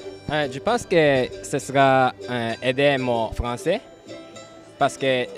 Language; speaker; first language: French; non-native, learner; English